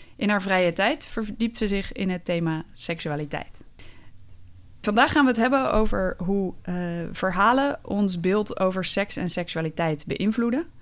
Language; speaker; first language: Dutch; native; Dutch